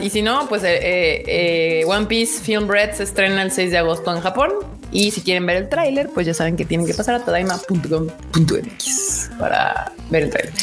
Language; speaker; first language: Spanish; native; Spanish